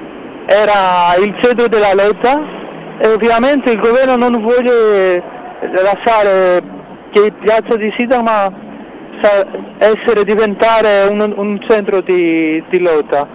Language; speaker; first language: Italian; non-native, fluent; Greek